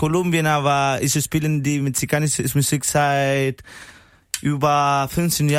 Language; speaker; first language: German; non-native, learner; Spanish